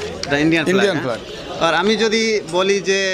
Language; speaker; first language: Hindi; non-native, fluent; Bangla